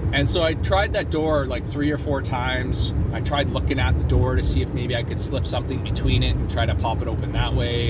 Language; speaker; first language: English; native; English